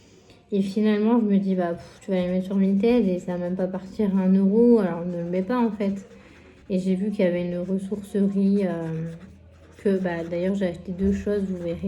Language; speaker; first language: French; native; French